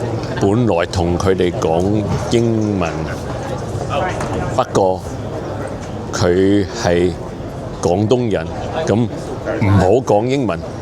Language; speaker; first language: Cantonese; early bilingual, heritage; English